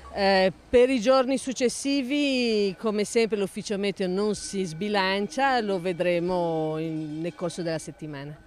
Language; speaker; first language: Italian; native; Italian